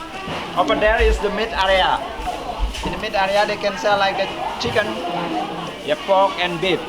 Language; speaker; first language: English; non-native, learner; Indonesian